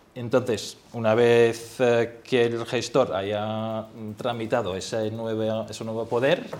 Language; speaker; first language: Spanish; non-native, fluent; German